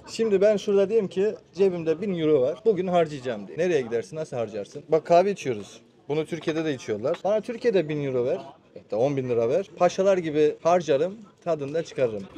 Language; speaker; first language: Turkish; early bilingual, heritage; Turkish